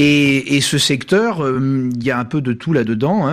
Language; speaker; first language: French; native; French